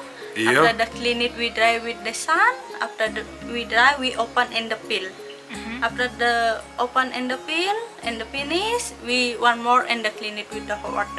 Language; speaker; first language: English; non-native, learner; Indonesian